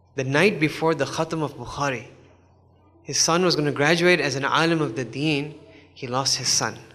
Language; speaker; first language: English; native; English